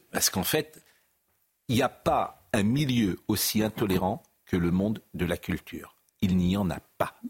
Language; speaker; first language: French; native; French